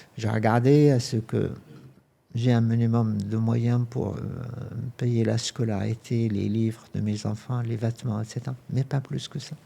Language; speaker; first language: French; non-native, fluent; Arabic